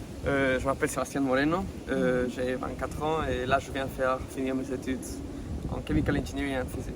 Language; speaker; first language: French; non-native, fluent; Spanish